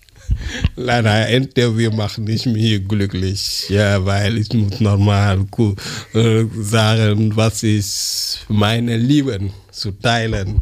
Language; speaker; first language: German; non-native, learner; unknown